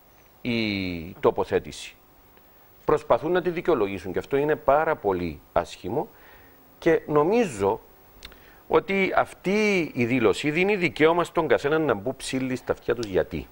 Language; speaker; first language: Greek; native; Greek